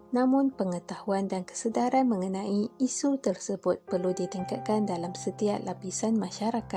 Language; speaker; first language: Malay; native; Malay